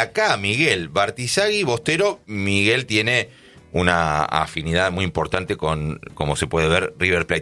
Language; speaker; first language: Spanish; native; Spanish